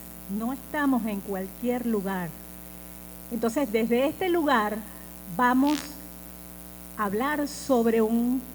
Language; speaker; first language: Spanish; native; Spanish